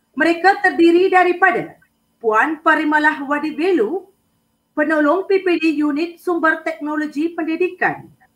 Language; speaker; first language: Malay; non-native, local second language; Tamil